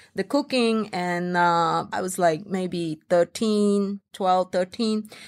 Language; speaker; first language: English; non-native, local second language; Hakka Chinese